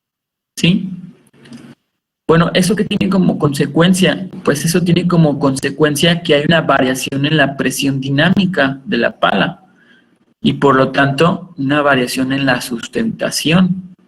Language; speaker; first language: Spanish; native; Spanish